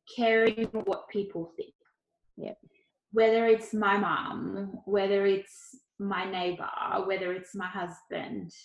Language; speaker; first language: English; early bilingual, other home language; Ukrainian